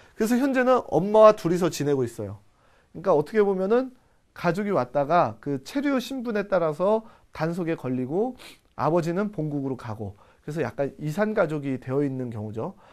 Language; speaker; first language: Korean; native; Korean